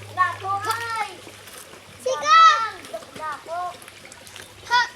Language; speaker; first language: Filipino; non-native, local second language; Hiligaynon